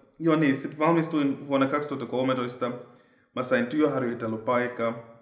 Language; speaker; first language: Finnish; non-native, fluent; Shona